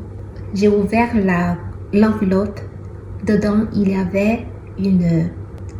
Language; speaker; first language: French; non-native, fluent; Chinese